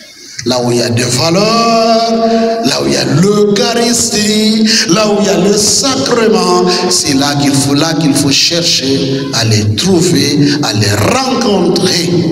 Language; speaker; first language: French; non-native, local second language; Kituba (Democratic Republic of Congo)